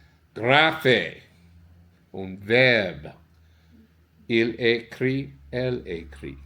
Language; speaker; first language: French; non-native, learner; English